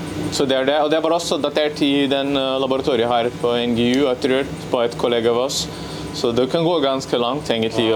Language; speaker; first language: Norwegian; non-native, learner; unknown